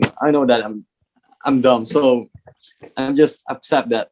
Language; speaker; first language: English; non-native, learner; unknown